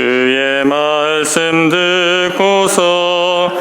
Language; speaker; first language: Korean; native; Korean